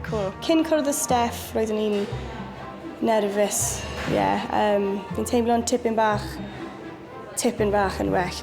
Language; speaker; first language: Welsh; non-native, local second language; English